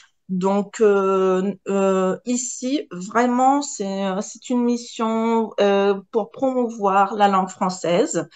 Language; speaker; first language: French; non-native, local second language; Arabic